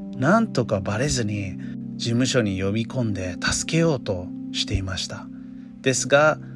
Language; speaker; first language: Japanese; non-native, fluent; English